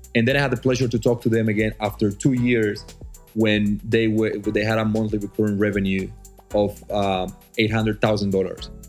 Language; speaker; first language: English; non-native, fluent; Spanish